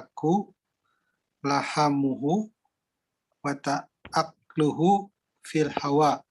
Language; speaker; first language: Arabic; non-native, learner; Indonesian